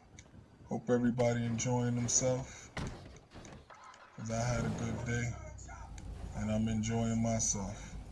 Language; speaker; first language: English; native; English